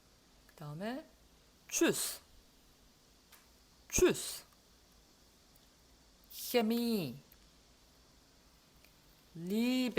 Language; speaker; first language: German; non-native, fluent; Korean